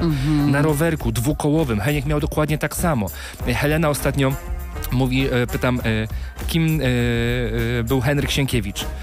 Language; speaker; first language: Polish; native; Polish